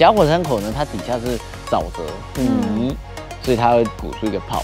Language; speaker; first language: Chinese; native; Chinese